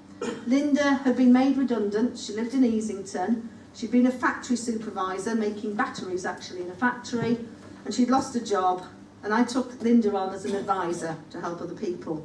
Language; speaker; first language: English; native; English